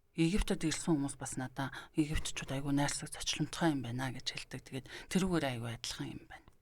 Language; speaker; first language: Mongolian; native; Mongolian